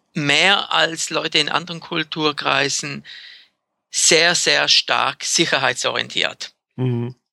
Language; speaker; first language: German; native; German